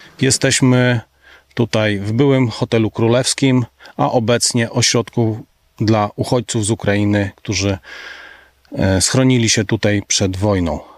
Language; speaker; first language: Polish; native; Polish